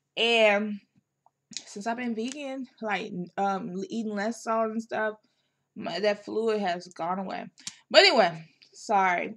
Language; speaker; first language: English; native; English